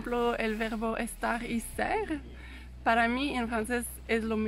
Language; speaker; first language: Spanish; non-native, fluent; French